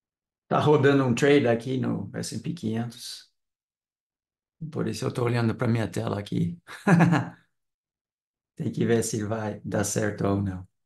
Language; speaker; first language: Portuguese; non-native, fluent; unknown